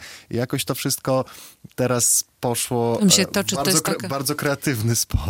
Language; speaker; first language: Polish; non-native, fluent; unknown